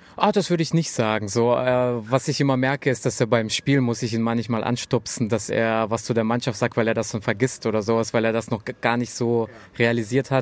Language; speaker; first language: German; native; German